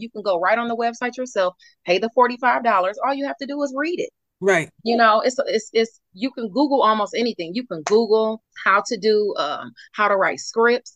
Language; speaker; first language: English; native; English